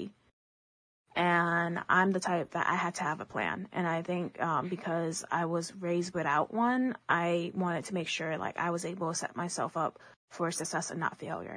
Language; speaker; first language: English; early bilingual, other home language; Chinese